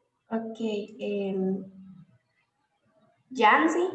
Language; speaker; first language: English; non-native, learner; Spanish